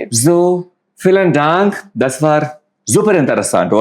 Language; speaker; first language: German; non-native, fluent; Malayalam